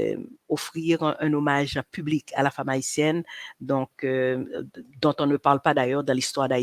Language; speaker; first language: French; non-native, local second language; Haitian Creole